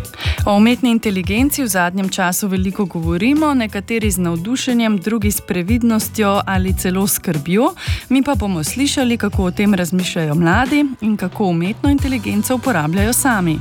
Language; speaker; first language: Slovenian; native; Slovenian